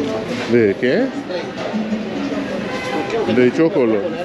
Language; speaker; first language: Spanish; non-native, learner; English